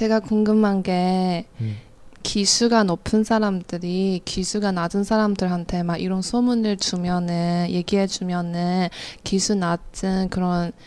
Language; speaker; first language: Korean; non-native, fluent; Chinese